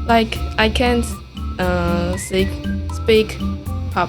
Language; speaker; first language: English; non-native, learner; Chinese